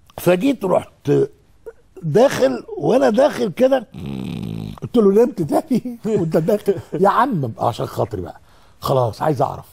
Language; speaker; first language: Arabic; native; Arabic